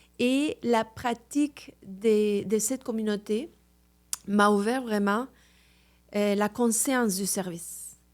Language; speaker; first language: French; non-native, fluent; Spanish